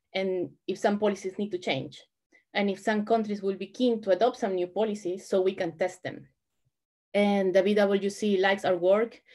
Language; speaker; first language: English; non-native, fluent; Spanish